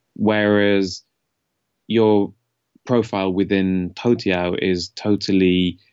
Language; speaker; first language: English; native; English